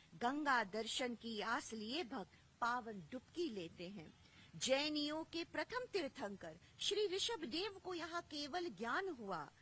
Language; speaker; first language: Hindi; native; Hindi